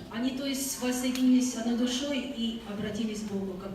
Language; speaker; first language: Russian; native; Russian